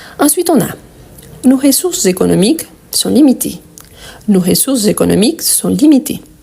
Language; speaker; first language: French; non-native, fluent; Portuguese